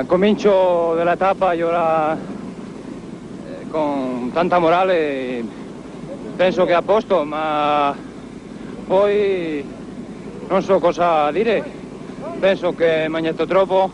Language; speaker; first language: Italian; non-native, learner; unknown